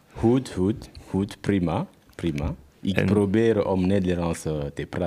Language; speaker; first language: Dutch; non-native, learner; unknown